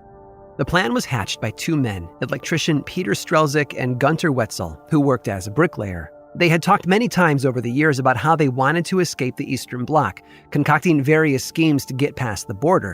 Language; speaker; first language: English; native; English